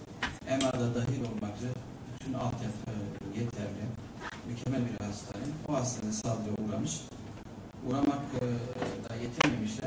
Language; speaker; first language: Turkish; native; Turkish